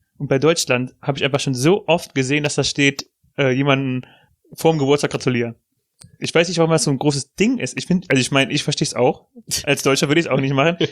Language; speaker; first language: German; native; German